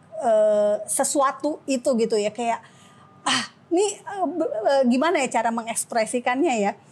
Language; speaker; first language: Indonesian; native; Indonesian